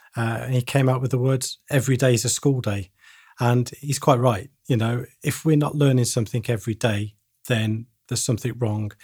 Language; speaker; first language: English; native; English